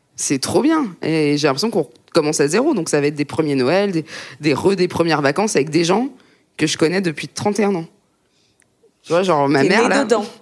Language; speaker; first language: French; native; French